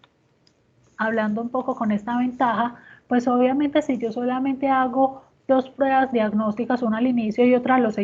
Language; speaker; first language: Spanish; native; Spanish